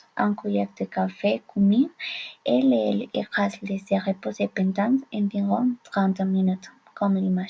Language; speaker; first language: French; non-native, learner; Spanish